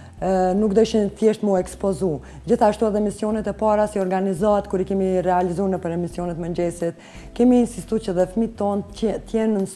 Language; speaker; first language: Albanian; native; Albanian